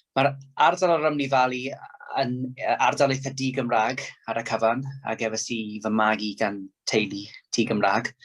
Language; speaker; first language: Welsh; non-native, local second language; English